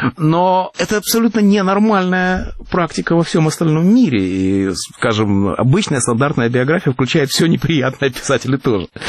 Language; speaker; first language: Russian; native; Russian